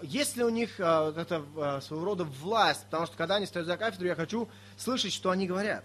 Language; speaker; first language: Russian; native; Russian